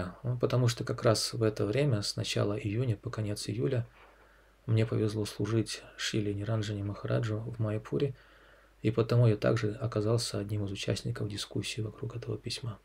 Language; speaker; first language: Russian; native; Russian